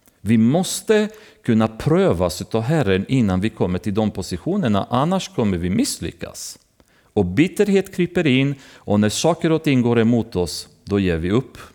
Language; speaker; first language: Swedish; non-native, fluent; Romanian